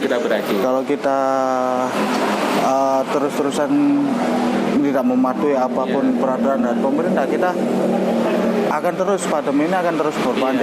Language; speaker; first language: Indonesian; non-native, local second language; Javanese